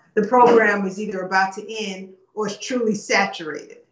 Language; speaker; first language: English; native; English